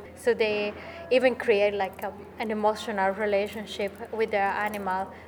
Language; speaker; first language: English; non-native, fluent; Spanish